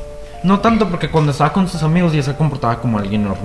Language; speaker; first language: Spanish; native; Spanish